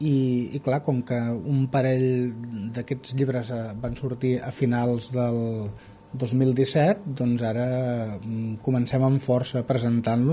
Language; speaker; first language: Catalan; native; Catalan